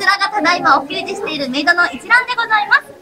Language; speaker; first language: Japanese; native; Japanese